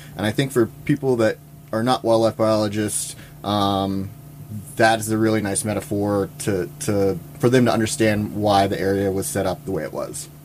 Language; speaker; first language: English; native; English